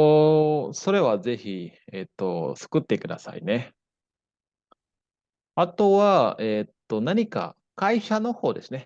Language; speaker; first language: Japanese; non-native, fluent; Indonesian